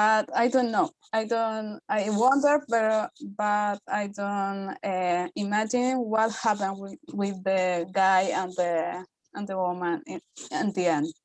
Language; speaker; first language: English; non-native, learner; Spanish